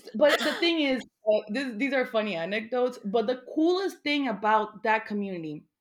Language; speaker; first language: English; non-native, fluent; Portuguese